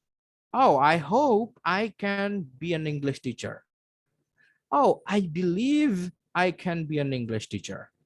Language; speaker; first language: English; non-native, fluent; Indonesian